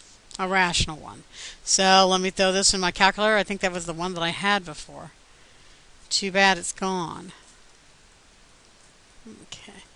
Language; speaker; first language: English; native; English